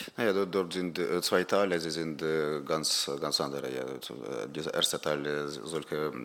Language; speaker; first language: German; non-native, learner; Ukrainian